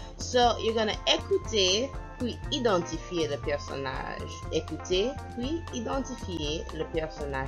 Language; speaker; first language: French; non-native, fluent; English